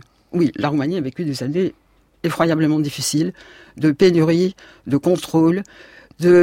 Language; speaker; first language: French; native; French